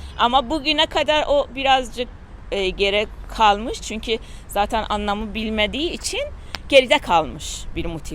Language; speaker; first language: Turkish; non-native, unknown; Persian